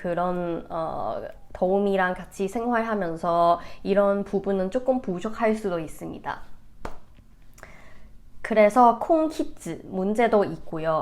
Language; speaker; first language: Korean; non-native, fluent; Cantonese